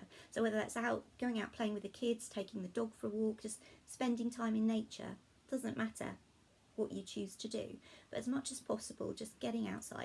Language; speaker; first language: English; native; English